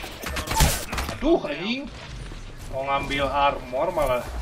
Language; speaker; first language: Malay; non-native, local second language; Sundanese